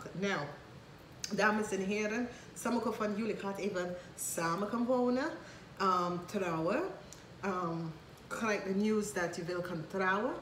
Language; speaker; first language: Dutch; non-native, fluent; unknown